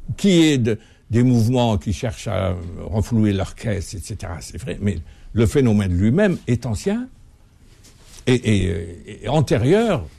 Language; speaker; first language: French; non-native, local second language; Arabic